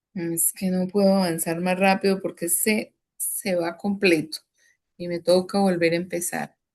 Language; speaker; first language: Spanish; native; Spanish